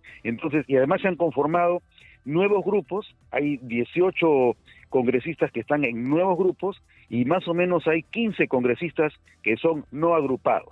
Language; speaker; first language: Spanish; native; Spanish